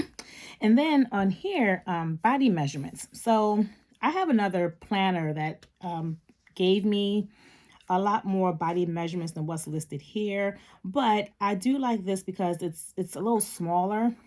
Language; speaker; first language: English; native; English